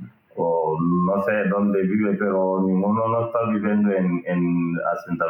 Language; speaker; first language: Spanish; non-native, learner; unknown